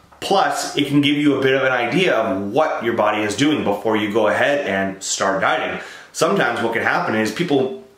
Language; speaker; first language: English; native; English